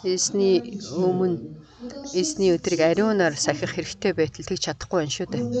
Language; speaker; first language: Mongolian; non-native, fluent; Korean